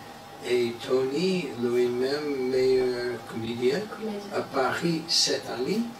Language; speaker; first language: French; non-native, learner; English